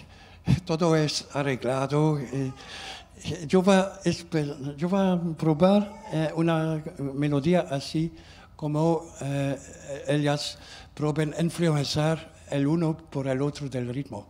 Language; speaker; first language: Spanish; non-native, learner; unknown